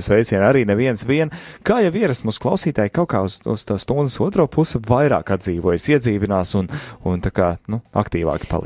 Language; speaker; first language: Latvian; native; Latvian